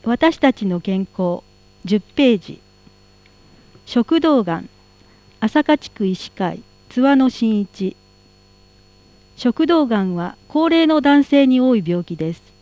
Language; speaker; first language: Japanese; native; Japanese